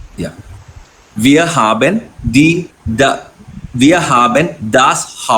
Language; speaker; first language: German; non-native, learner; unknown